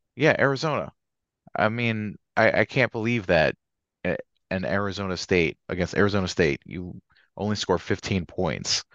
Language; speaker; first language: English; native; English